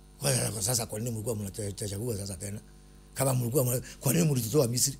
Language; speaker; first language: Swahili; non-native, local second language; Kikuyu